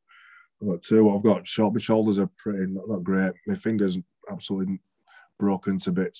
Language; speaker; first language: English; native; English